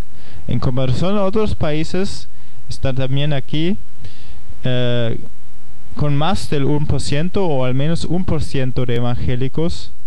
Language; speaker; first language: Spanish; non-native, fluent; German